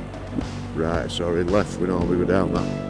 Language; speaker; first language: English; native; English